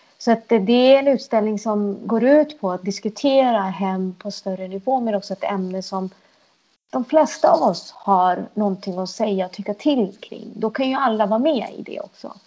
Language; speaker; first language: Swedish; early bilingual, other home language; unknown